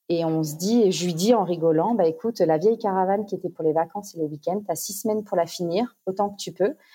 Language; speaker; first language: French; native; French